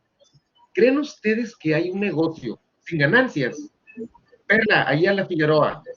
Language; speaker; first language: Spanish; native; Spanish